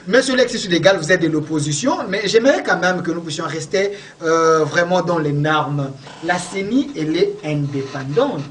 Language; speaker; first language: French; non-native, local second language; Lingala